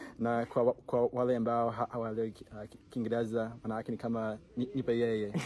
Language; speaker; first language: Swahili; non-native, fluent; English